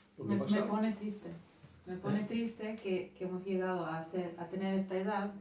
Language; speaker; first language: Spanish; non-native, fluent; Swedish